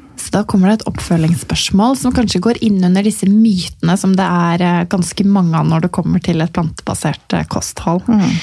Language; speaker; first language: Norwegian; native; Norwegian